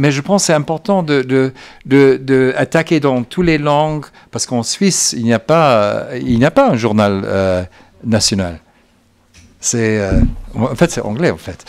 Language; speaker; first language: French; non-native, fluent; English